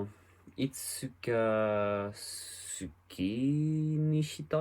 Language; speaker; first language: Japanese; non-native, learner; English